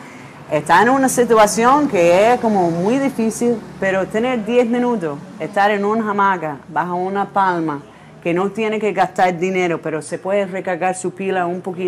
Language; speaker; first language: Spanish; non-native, fluent; English